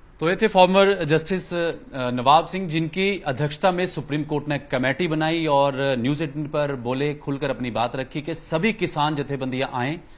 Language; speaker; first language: Hindi; non-native, local second language; Punjabi